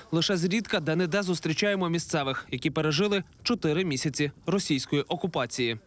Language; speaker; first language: Ukrainian; native; Ukrainian